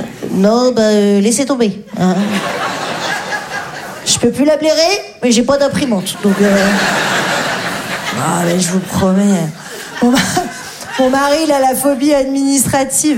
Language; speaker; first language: French; native; French